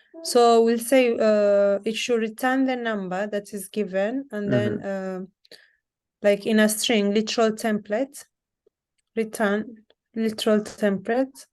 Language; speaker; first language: English; non-native, fluent; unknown